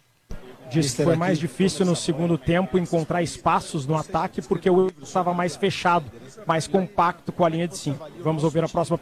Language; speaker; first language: Portuguese; native; Portuguese